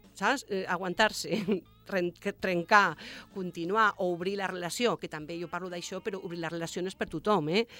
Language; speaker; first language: Catalan; non-native, local second language; Spanish